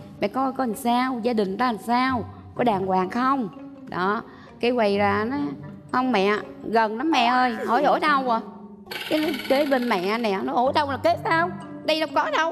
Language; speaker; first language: Vietnamese; native; Vietnamese